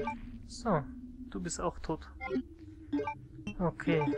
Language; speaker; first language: German; native; German